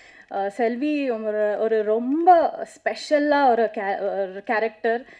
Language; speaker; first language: Tamil; non-native, learner; Kannada